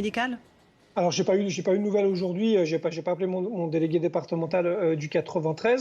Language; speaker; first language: French; native; French